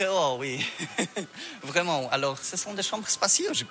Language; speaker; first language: French; non-native, learner; Polish